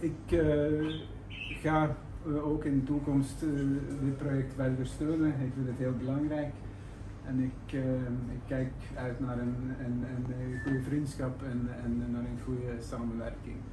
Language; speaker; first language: Dutch; non-native, fluent; Norwegian